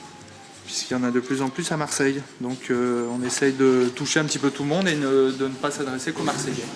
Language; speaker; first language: French; native; French